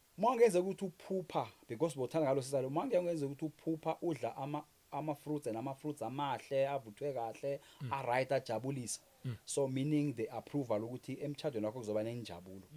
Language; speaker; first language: Zulu; non-native, local second language; South Ndebele